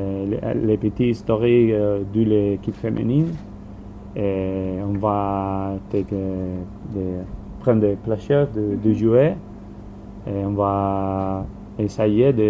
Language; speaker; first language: French; non-native, learner; Spanish